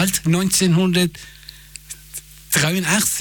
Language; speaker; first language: German; non-native, fluent; Persian